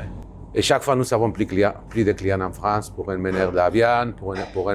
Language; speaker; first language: French; non-native, learner; Basque